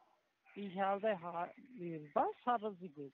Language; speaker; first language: German; non-native, learner; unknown